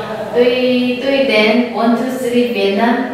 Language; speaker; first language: Vietnamese; non-native, learner; Korean